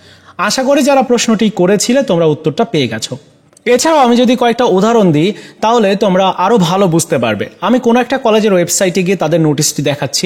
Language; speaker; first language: Bangla; native; Bangla